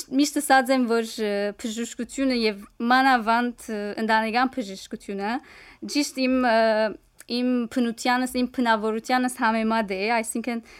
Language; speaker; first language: Armenian; native; Armenian